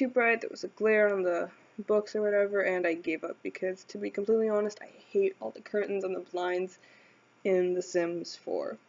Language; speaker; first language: English; native; English